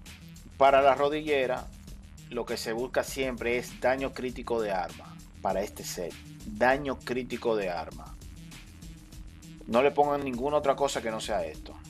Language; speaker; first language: Spanish; native; Spanish